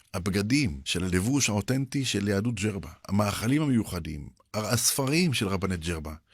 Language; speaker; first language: Hebrew; early bilingual, other home language; Arabic